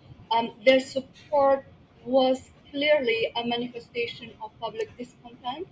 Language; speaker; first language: English; non-native, local second language; Arabic